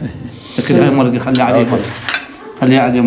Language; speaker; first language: Arabic; native; Arabic